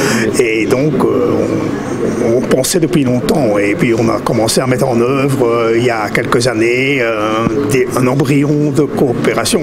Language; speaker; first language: French; native; French